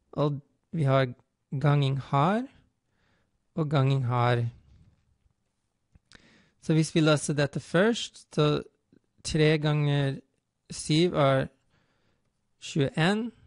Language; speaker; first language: Norwegian; non-native, fluent; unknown